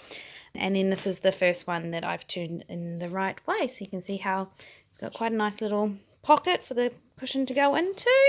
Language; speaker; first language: English; native; English